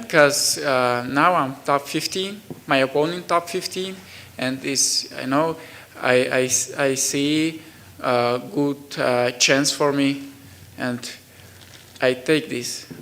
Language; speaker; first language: English; non-native, learner; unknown